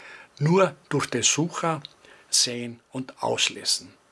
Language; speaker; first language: German; non-native, fluent; Greek